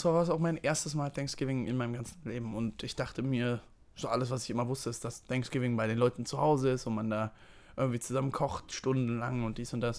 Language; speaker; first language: German; native; German